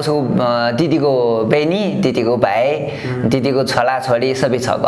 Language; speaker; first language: Nepali; non-native, learner; Chinese